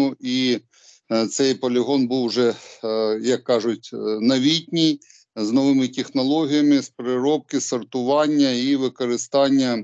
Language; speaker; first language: Ukrainian; non-native, local second language; Russian